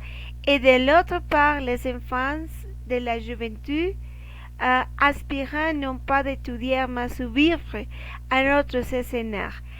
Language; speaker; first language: French; non-native, learner; Spanish